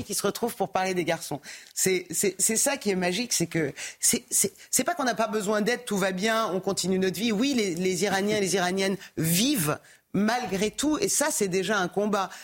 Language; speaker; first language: French; early bilingual, other home language; Persian